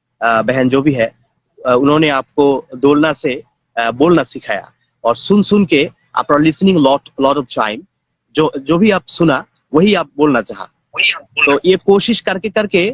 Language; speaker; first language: Hindi; non-native, learner; Bangla